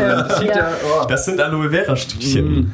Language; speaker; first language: German; native; German